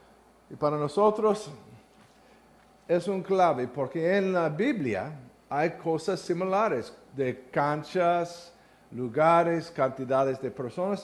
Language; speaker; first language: Spanish; non-native, learner; English